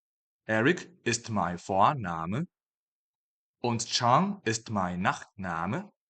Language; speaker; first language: German; non-native, fluent; Chinese